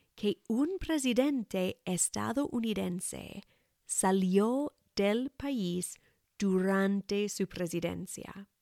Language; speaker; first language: Spanish; non-native, fluent; English